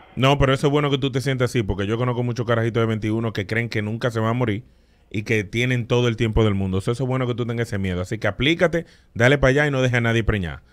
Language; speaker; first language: Spanish; native; Spanish